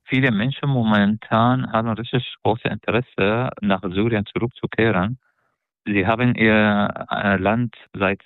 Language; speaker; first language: German; non-native, fluent; Arabic